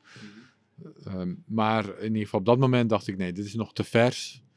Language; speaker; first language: Dutch; non-native, local second language; English